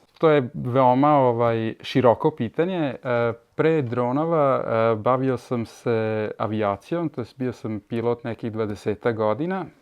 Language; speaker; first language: Serbian; early bilingual, heritage; Serbian